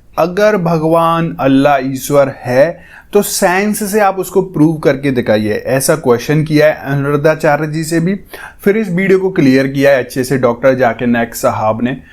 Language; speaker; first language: Hindi; native; Hindi